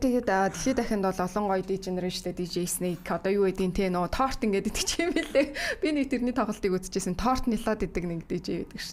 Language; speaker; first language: Mongolian; native; Mongolian